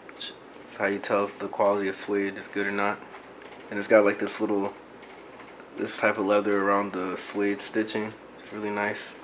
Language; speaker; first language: English; native; English